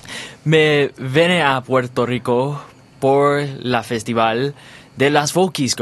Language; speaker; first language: Spanish; non-native, learner; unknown